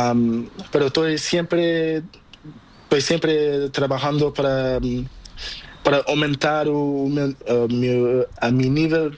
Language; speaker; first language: Spanish; non-native, learner; Portuguese